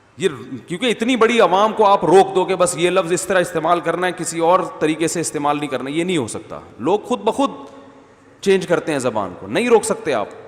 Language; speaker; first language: Urdu; native; Urdu